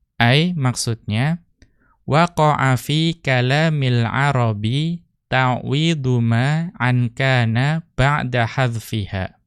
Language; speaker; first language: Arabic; non-native, fluent; Indonesian